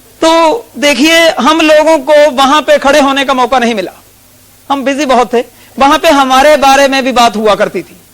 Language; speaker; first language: Hindi; non-native, local second language; Punjabi